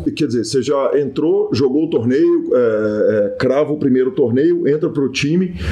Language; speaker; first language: Portuguese; native; Portuguese